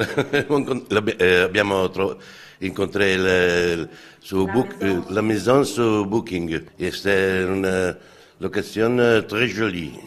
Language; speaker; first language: French; non-native, learner; Italian